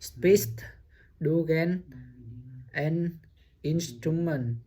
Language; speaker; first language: German; non-native, learner; Vietnamese